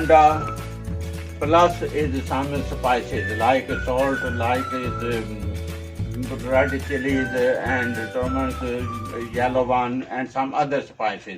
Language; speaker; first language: English; non-native, learner; Punjabi